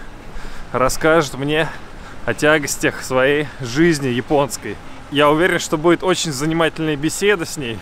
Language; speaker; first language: Russian; native; Russian